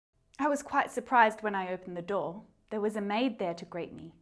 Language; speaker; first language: English; native; English